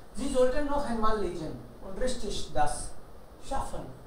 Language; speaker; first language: German; non-native, learner; Hindi